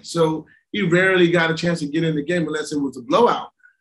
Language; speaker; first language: English; native; English